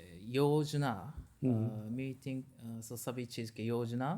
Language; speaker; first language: Hindi; non-native, learner; Japanese